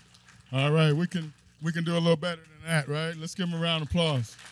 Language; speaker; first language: English; native; English